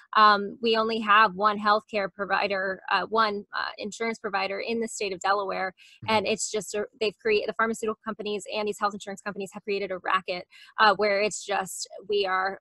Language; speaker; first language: English; native; English